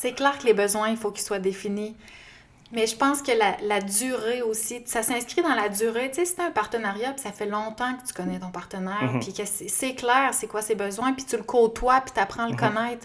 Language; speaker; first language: French; native; French